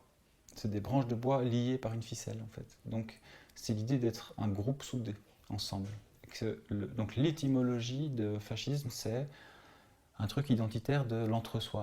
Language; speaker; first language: French; native; French